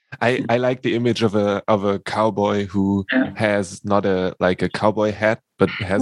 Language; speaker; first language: English; non-native, fluent; German